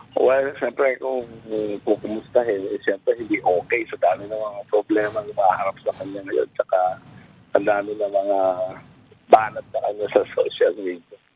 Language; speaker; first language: Filipino; native; Filipino